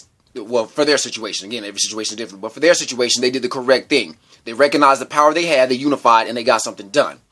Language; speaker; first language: English; native; English